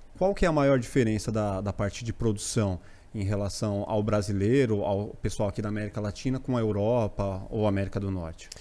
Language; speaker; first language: Portuguese; native; Portuguese